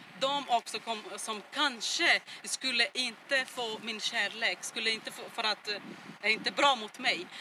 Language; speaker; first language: Swedish; non-native, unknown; Portuguese